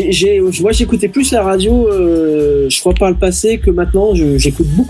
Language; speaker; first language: French; native; French